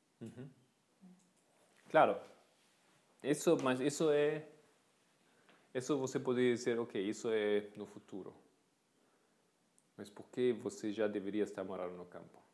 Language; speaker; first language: Portuguese; non-native, fluent; Spanish